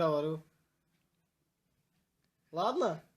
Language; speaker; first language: Russian; non-native, learner; Turkmen